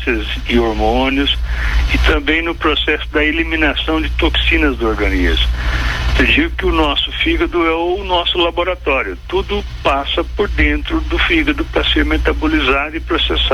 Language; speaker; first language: Portuguese; native; Portuguese